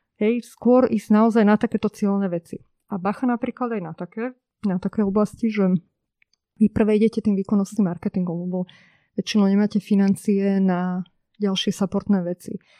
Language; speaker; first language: Slovak; native; Slovak